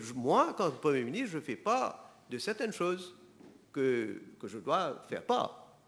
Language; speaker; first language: French; non-native, local second language; Morisyen